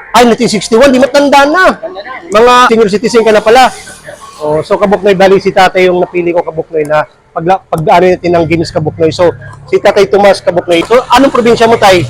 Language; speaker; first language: Filipino; non-native, local second language; Cebuano